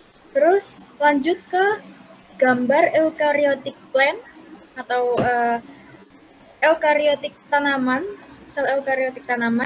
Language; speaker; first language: Indonesian; native; Indonesian